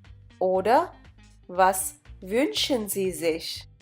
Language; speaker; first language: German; non-native, fluent; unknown